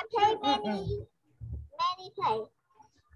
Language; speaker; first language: English; non-native, learner; Vietnamese